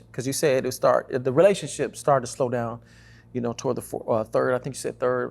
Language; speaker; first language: English; native; English